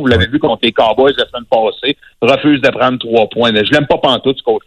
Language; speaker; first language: French; native; French